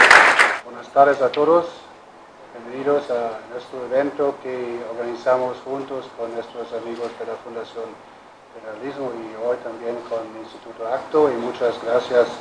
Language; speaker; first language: Spanish; non-native, learner; German